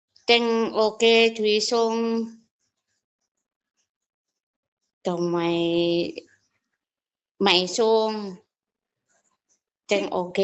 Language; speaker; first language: Cantonese; non-native, learner; Indonesian